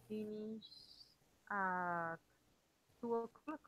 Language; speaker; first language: English; non-native, learner; Spanish